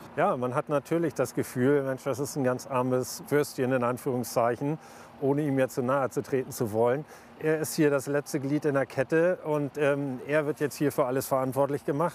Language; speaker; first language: German; native; German